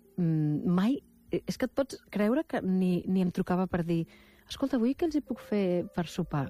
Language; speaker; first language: Catalan; non-native, local second language; Spanish